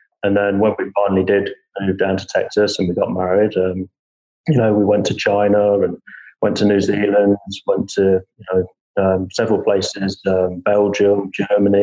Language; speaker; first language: English; native; English